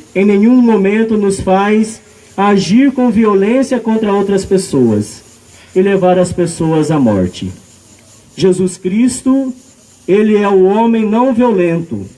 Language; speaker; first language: Portuguese; native; Portuguese